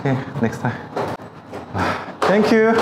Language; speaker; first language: English; non-native, learner; Korean